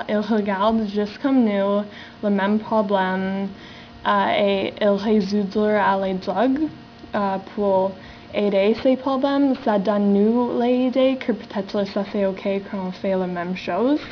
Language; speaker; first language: French; non-native, learner; English